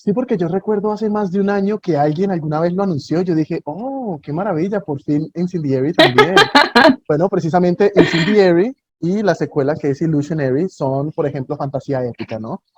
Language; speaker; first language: Spanish; native; Spanish